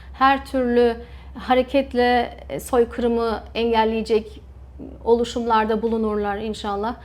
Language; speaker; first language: Turkish; early bilingual, heritage; Turkish